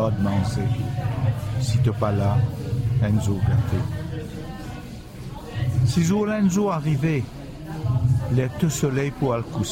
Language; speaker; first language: French; non-native, local second language; Morisyen